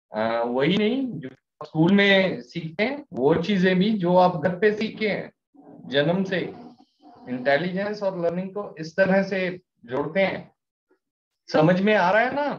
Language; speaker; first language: Hindi; non-native, local second language; Punjabi